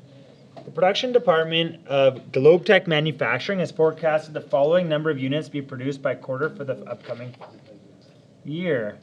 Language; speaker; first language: English; native; English